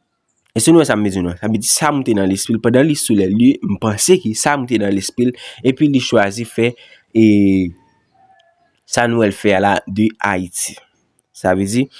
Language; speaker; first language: French; non-native, learner; Haitian Creole